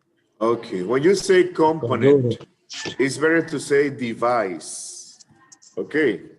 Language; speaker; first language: English; non-native, fluent; Spanish